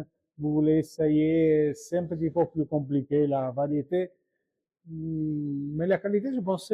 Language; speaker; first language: French; non-native, learner; Italian